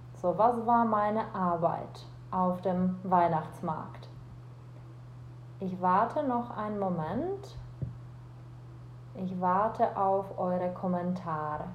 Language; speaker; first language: German; non-native, fluent; Czech